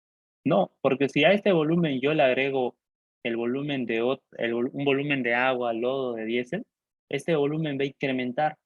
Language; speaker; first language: Spanish; native; Spanish